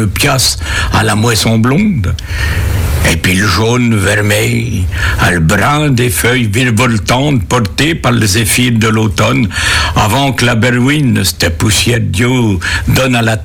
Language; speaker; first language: French; native; French